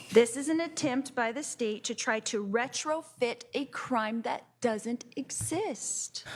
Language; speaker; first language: English; native; English